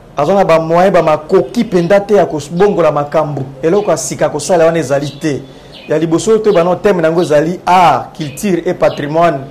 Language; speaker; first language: Lingala; non-native, local second language; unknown